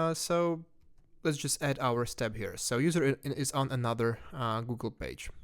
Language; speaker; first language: English; non-native, fluent; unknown